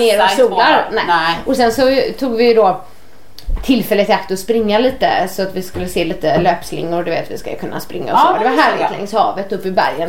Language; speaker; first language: Swedish; native; Swedish